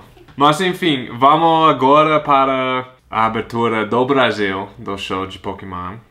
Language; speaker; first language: Portuguese; non-native, fluent; English